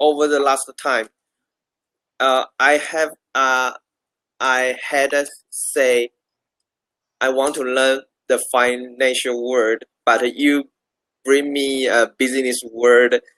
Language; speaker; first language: English; non-native, learner; Chinese